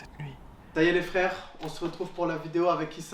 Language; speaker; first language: French; native; French